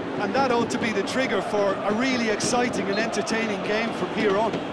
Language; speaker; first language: English; native; English